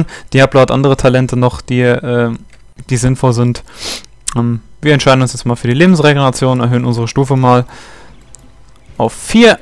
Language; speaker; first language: German; native; German